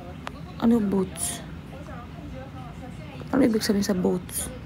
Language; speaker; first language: Filipino; non-native, learner; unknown